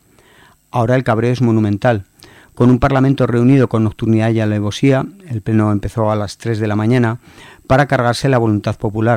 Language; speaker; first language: Spanish; native; Spanish